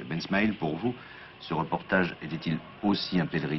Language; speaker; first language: French; native; French